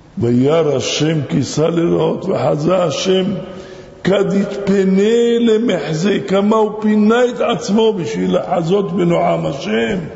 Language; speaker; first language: Hebrew; non-native, fluent; Arabic